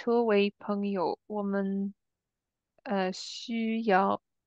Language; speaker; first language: Chinese; non-native, learner; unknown